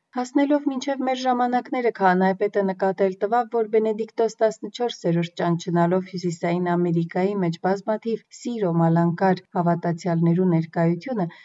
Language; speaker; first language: Armenian; native; Armenian